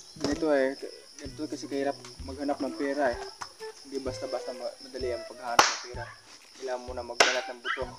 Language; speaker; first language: Filipino; non-native, local second language; Cebuano